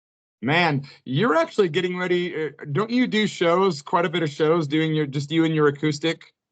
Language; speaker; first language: English; native; English